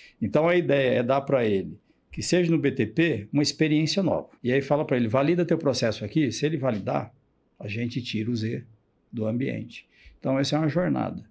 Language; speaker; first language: Portuguese; native; Portuguese